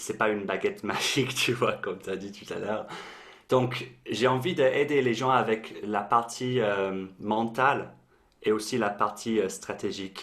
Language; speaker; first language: French; non-native, fluent; English